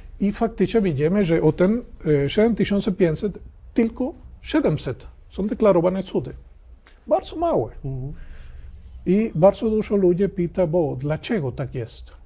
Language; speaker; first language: Polish; non-native, learner; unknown